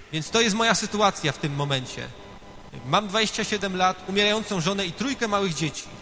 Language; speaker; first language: Polish; native; Polish